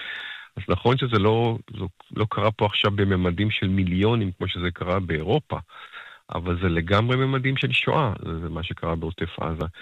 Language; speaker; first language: Hebrew; native; Hebrew